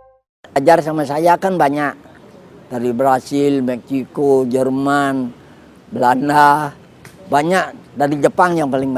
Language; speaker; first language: Indonesian; non-native, local second language; Balinese